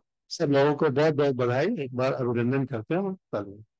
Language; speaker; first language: Hindi; native; Hindi